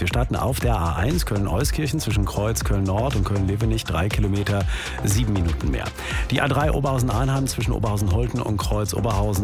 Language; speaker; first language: German; native; German